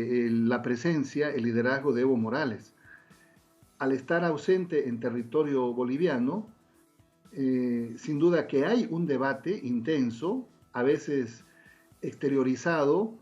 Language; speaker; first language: Spanish; native; Spanish